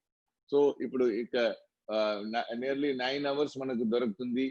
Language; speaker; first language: Telugu; non-native, local second language; Tamil